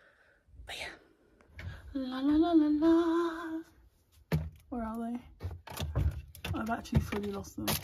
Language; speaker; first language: English; native; English